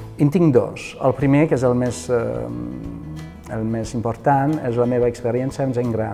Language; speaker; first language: Catalan; non-native, fluent; French